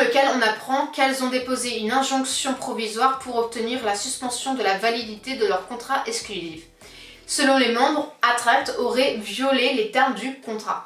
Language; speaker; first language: French; native; French